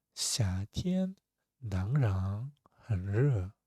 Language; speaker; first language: Chinese; non-native, fluent; Russian